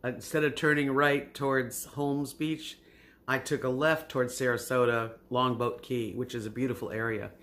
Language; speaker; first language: English; native; English